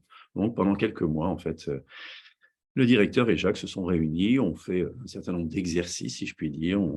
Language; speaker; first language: French; native; French